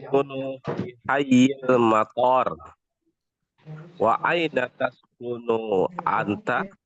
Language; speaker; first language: Arabic; non-native, learner; Indonesian